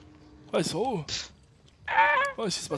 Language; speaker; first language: French; native; French